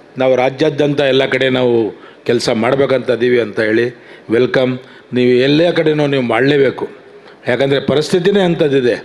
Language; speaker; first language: Kannada; non-native, local second language; Urdu